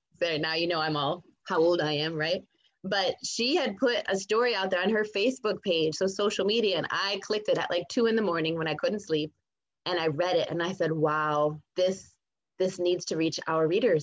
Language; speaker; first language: English; native; English